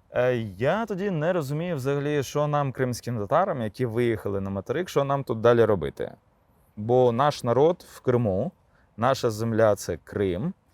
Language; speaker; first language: Ukrainian; non-native, local second language; Crimean Tatar